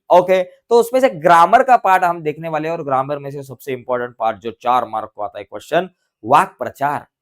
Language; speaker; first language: Hindi; non-native, local second language; Marathi